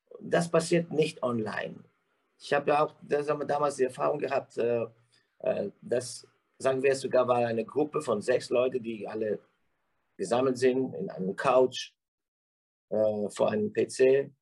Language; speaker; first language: German; non-native, fluent; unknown